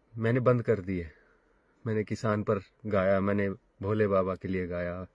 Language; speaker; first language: Hindi; native; Hindi